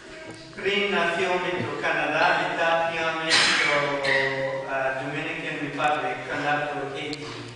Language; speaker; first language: Greek; non-native, learner; English